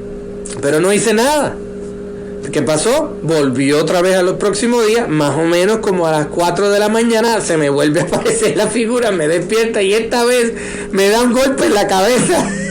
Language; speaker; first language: Spanish; native; Spanish